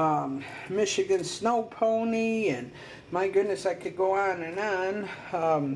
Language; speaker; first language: English; native; English